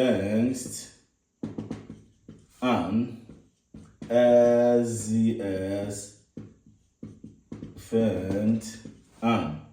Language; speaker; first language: German; non-native, learner; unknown